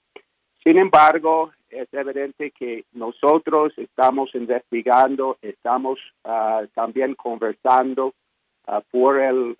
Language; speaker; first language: Spanish; non-native, fluent; English